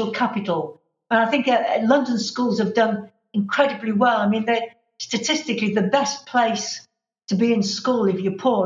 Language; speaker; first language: English; native; English